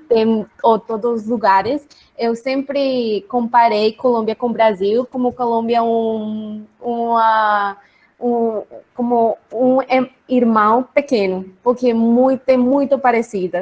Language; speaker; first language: Portuguese; non-native, learner; Spanish